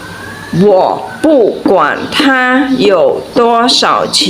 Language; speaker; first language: Chinese; non-native, fluent; Khmer